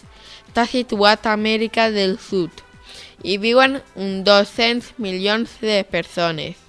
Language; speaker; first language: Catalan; early bilingual, other home language; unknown